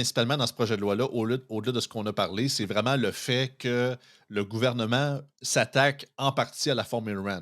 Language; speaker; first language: French; native; French